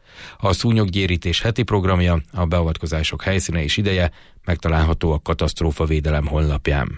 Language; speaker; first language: Hungarian; native; Hungarian